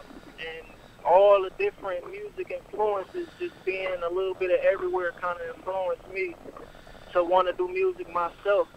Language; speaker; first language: English; native; English